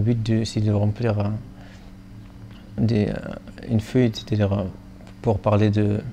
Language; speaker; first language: French; non-native, fluent; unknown